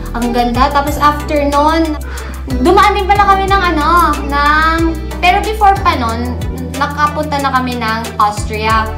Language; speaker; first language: Filipino; native; Filipino